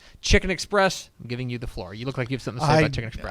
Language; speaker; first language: English; native; English